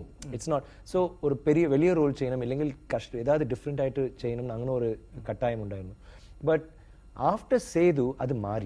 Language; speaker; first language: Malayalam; non-native, learner; Tamil